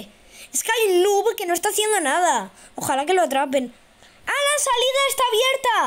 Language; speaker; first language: Spanish; native; Spanish